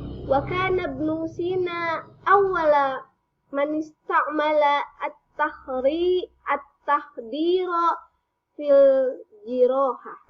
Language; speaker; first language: Arabic; non-native, fluent; Indonesian